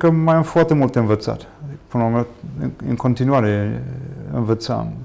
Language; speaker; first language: Romanian; non-native, fluent; English